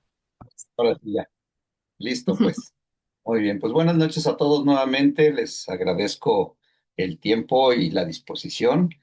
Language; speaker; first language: Spanish; native; Spanish